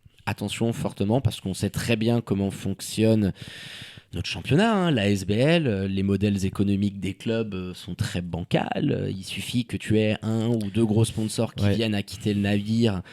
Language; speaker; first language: French; native; French